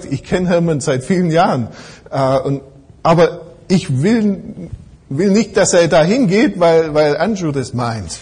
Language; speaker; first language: German; non-native, fluent; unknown